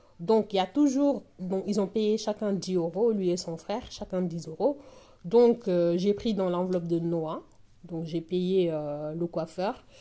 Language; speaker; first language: French; non-native, local second language; Wolof